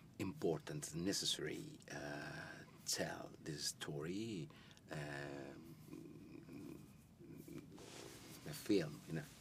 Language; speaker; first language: English; non-native, learner; Italian